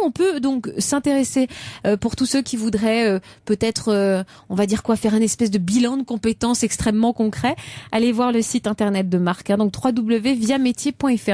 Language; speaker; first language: French; native; French